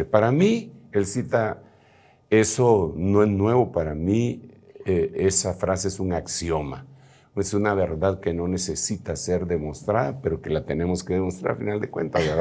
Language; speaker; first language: Spanish; native; Spanish